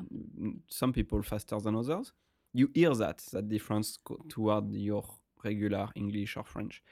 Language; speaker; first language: English; non-native, fluent; French